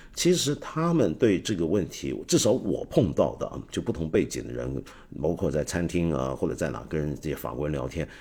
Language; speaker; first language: Chinese; non-native, fluent; Cantonese